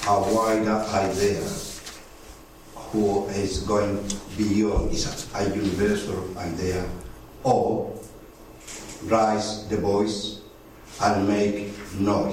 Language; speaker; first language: English; non-native, fluent; Spanish